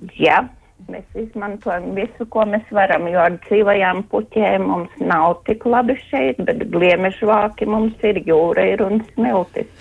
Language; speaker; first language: Latvian; native; Latvian